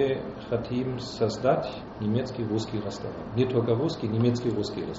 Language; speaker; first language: Russian; non-native, fluent; German